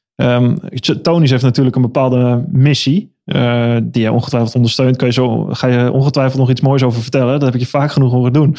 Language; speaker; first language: Dutch; native; Dutch